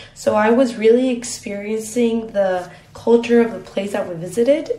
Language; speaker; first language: English; non-native, fluent; Spanish